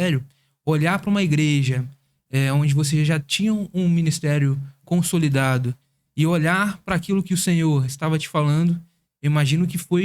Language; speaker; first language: Portuguese; native; Portuguese